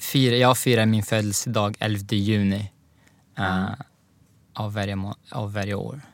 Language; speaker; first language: Swedish; non-native, fluent; Arabic